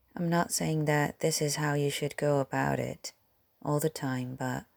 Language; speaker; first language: English; non-native, fluent; Korean